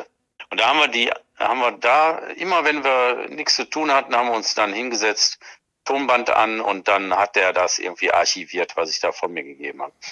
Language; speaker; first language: German; native; German